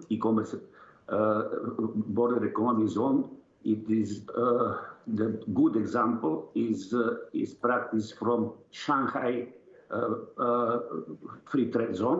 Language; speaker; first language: English; non-native, learner; Serbian